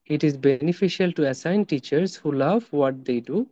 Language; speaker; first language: English; non-native, local second language; Bangla